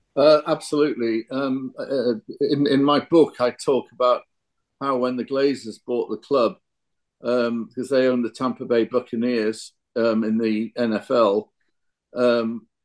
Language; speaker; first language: English; native; English